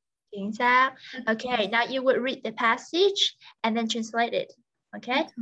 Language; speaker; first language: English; non-native, fluent; Vietnamese